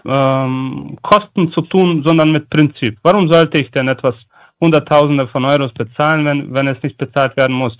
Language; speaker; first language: German; non-native, fluent; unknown